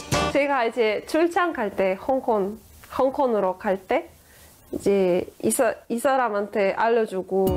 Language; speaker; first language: Korean; non-native, fluent; Russian